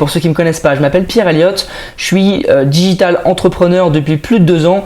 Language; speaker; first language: French; native; French